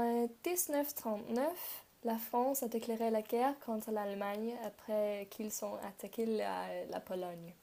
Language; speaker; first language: French; non-native, learner; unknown